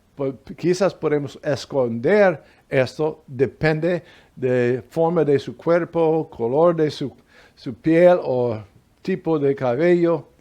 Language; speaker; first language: Spanish; non-native, fluent; English